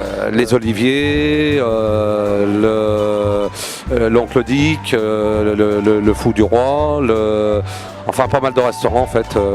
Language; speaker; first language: French; native; French